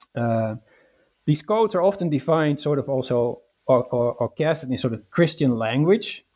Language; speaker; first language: English; non-native, fluent; Dutch